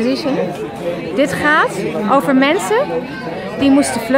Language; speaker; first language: Dutch; non-native, fluent; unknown